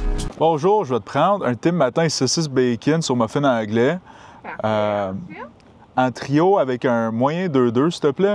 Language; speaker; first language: French; native; French